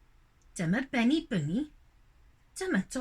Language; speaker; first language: Welsh; non-native, local second language; English